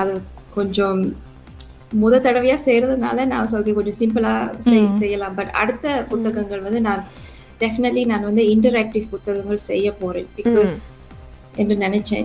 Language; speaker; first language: Tamil; native; Tamil